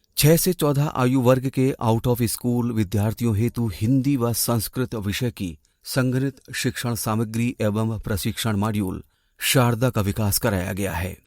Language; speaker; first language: Hindi; native; Hindi